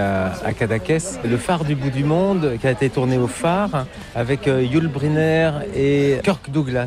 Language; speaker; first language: French; native; French